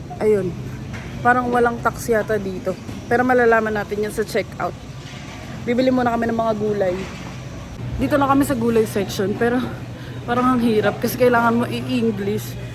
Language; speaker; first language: Filipino; native; Filipino